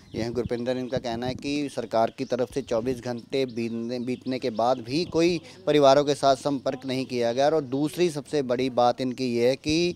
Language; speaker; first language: Hindi; non-native, local second language; Punjabi